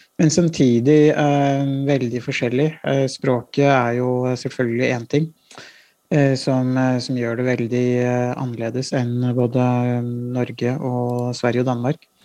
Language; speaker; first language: Norwegian; native; Norwegian